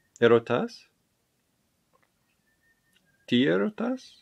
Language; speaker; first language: Greek; non-native, learner; English